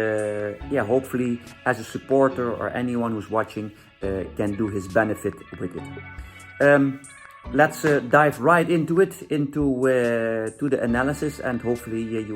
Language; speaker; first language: English; non-native, fluent; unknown